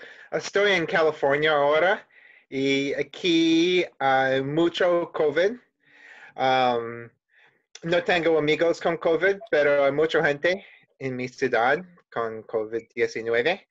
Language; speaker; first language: Spanish; non-native, learner; English